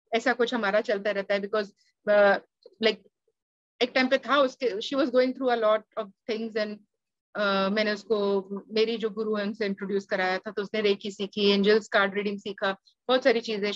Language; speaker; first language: Hindi; native; Hindi